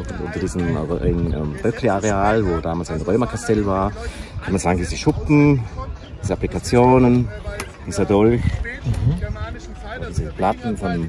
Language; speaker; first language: German; native; German